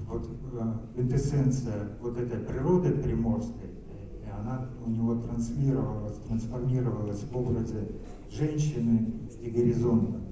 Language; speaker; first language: Russian; native; Russian